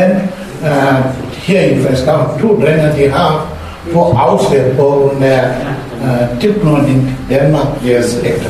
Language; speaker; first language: Danish; non-native, fluent; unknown